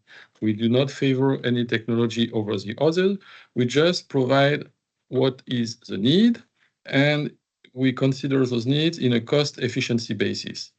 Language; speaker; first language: English; non-native, fluent; French